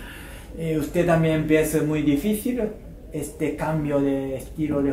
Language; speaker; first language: Spanish; non-native, fluent; Japanese